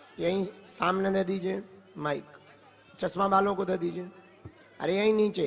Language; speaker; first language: Hindi; native; Hindi